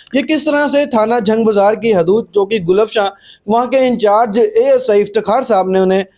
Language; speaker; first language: Urdu; non-native, local second language; Punjabi